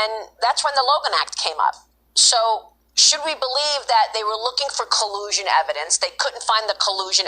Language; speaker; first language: English; native; English